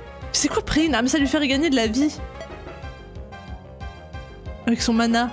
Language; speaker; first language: French; native; French